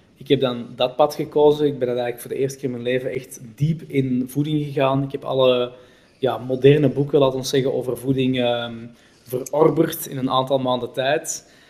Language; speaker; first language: Dutch; native; Dutch